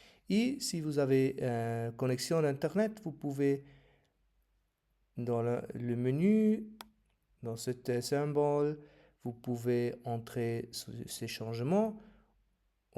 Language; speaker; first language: French; non-native, fluent; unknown